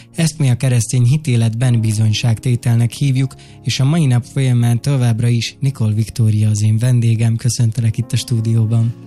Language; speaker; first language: Hungarian; native; Hungarian